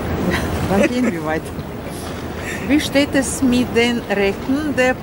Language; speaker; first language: German; non-native, learner; Russian